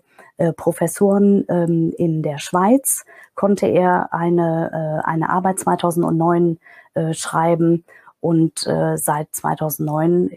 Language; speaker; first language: German; non-native, fluent; Kurdish